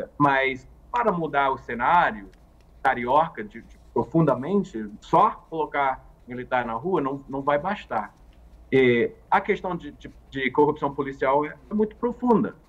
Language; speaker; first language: Portuguese; non-native, fluent; English